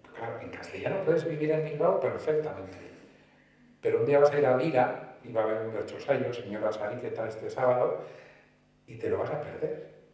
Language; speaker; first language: Spanish; native; Spanish